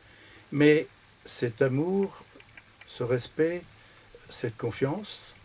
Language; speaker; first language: French; native; French